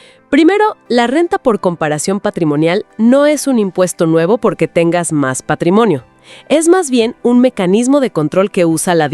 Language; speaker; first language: Spanish; native; Spanish